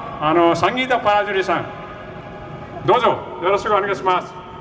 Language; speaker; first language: Japanese; non-native, fluent; Nepali